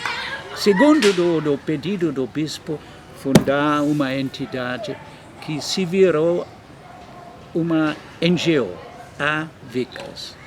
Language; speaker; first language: Portuguese; non-native, fluent; German